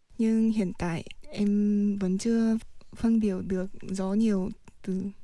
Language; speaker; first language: Vietnamese; early bilingual, heritage; Vietnamese